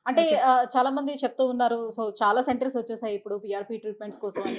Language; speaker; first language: Telugu; native; Telugu